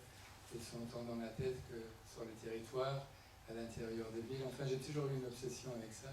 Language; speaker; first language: French; non-native, fluent; Persian